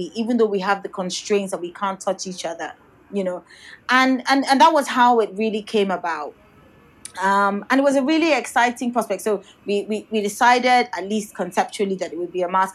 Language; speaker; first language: English; non-native, local second language; Yoruba